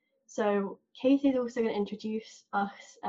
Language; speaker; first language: English; native; English